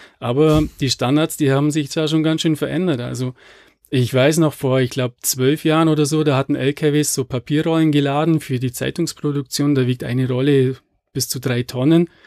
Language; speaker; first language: German; native; German